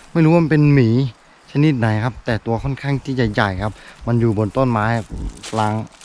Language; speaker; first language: Thai; non-native, local second language; Karen languages